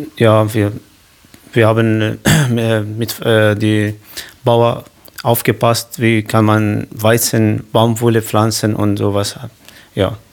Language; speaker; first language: German; non-native, learner; Kurdish